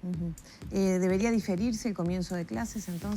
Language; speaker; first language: Spanish; native; Spanish